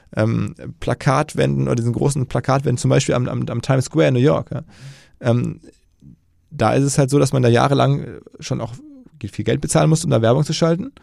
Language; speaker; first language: German; native; German